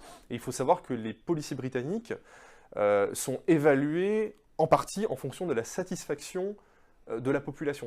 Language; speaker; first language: French; native; French